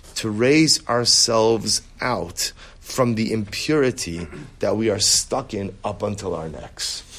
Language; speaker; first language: English; native; English